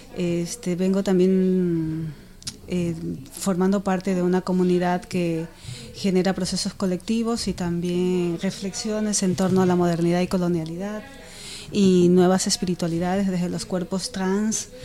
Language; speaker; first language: Spanish; native; Spanish